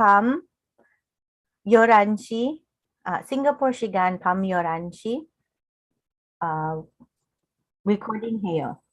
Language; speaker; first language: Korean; non-native, learner; English